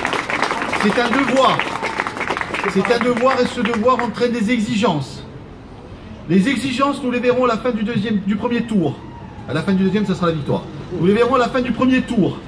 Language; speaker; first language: French; native; French